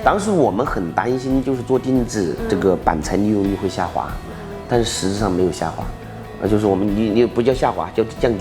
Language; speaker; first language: Chinese; native; Chinese